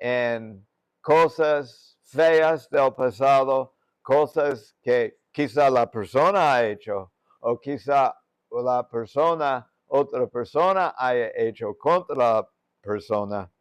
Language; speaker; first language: Spanish; non-native, fluent; English